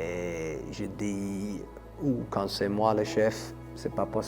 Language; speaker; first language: French; non-native, fluent; English